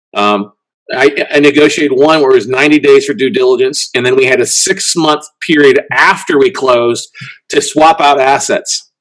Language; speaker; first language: English; native; English